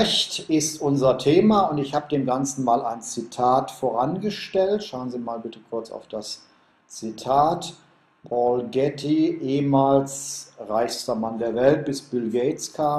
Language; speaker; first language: German; native; German